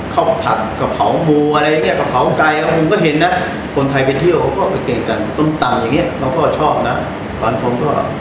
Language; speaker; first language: Thai; non-native, fluent; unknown